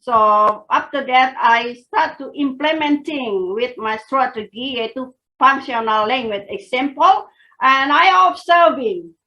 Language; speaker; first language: English; non-native, fluent; Indonesian